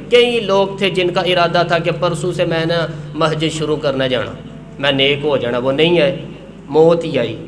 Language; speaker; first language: Urdu; non-native, local second language; Punjabi